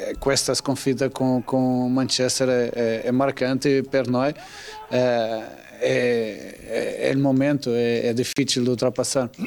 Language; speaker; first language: Italian; non-native, fluent; Portuguese